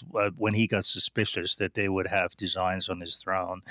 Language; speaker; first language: English; non-native, fluent; German